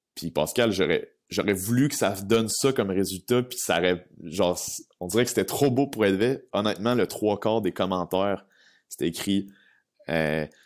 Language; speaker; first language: French; native; French